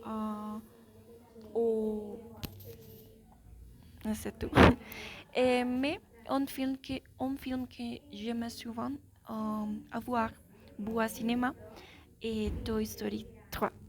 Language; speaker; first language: French; non-native, learner; Spanish